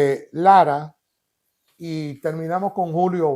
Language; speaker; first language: Spanish; native; Spanish